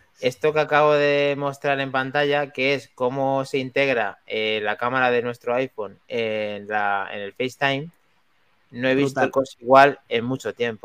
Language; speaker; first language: Spanish; native; Spanish